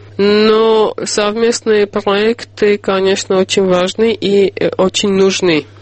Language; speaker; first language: Russian; non-native, local second language; Armenian